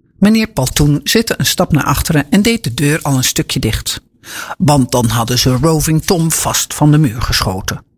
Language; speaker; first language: Dutch; native; Dutch